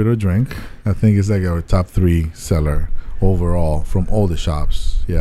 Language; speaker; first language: English; non-native, fluent; Spanish